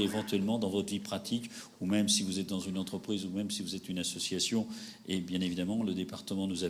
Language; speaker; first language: French; native; French